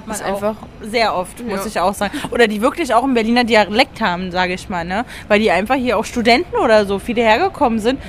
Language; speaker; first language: German; native; German